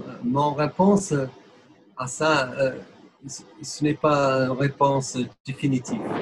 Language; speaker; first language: French; non-native, fluent; English